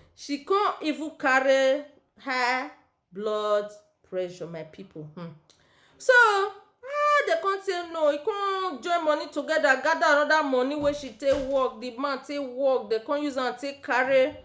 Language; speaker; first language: Nigerian Pidgin; native; Nigerian Pidgin